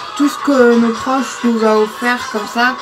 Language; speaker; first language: French; non-native, local second language; Morisyen